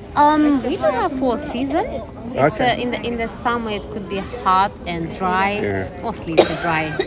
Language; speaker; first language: English; non-native, fluent; Russian